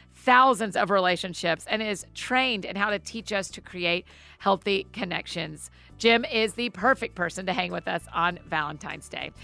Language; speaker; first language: English; native; English